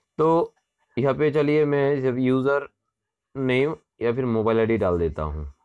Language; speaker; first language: Hindi; non-native, local second language; Bangla